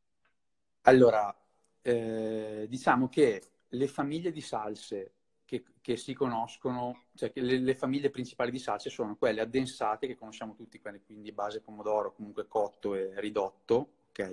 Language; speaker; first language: Italian; native; Italian